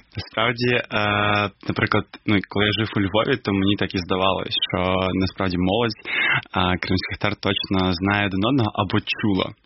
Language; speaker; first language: Ukrainian; non-native, local second language; Crimean Tatar